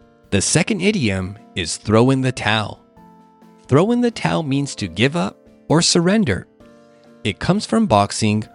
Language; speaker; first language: English; native; English